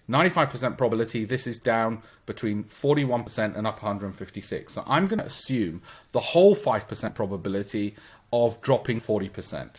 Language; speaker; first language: English; native; English